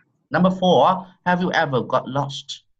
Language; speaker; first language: English; non-native, fluent; Vietnamese